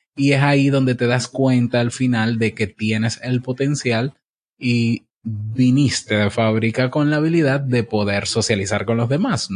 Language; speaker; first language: Spanish; native; Spanish